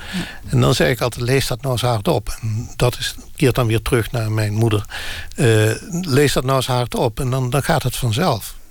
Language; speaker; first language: Dutch; native; Dutch